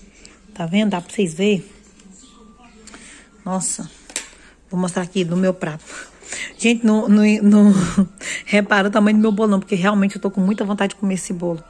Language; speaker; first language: Portuguese; native; Portuguese